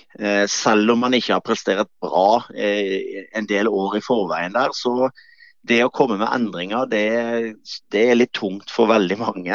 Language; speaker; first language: Norwegian; native; Norwegian